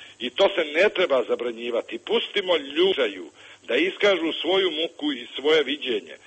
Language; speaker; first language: Serbian; native; Serbian